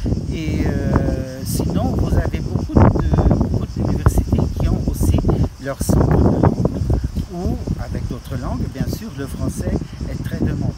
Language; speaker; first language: French; non-native, fluent; Portuguese